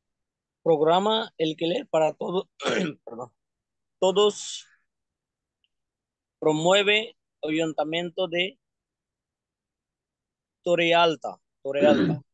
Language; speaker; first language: Spanish; non-native, learner; Punjabi